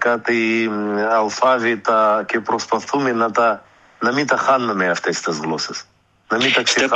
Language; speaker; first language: Greek; early bilingual, heritage; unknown